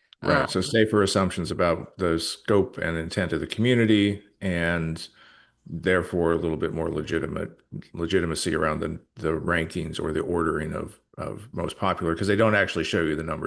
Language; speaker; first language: English; native; English